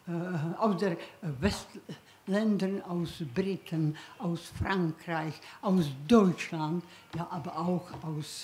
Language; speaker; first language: German; non-native, learner; Czech